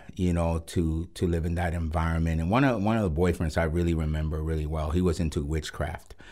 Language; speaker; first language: English; early bilingual, other home language; Spanish